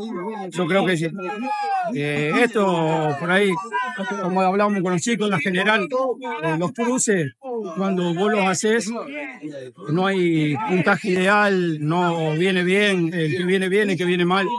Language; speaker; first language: Spanish; native; Spanish